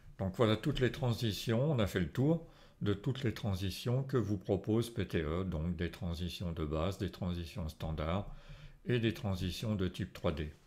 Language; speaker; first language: French; native; French